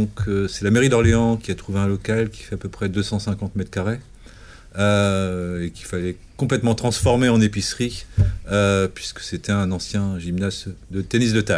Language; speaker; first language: French; native; French